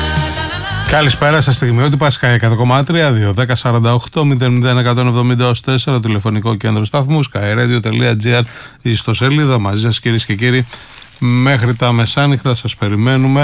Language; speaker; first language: Greek; native; Greek